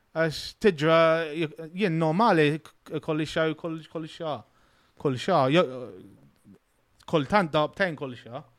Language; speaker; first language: Maltese; early bilingual, heritage; Maltese